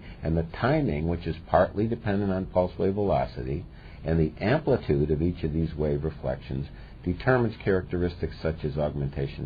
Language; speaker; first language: English; native; English